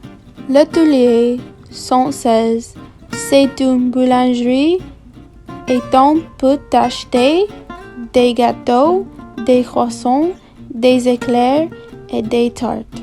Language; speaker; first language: French; non-native, learner; English